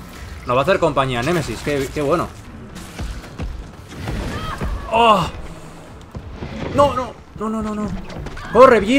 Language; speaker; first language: Spanish; native; Spanish